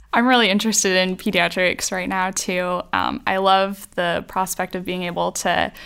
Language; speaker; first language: English; native; English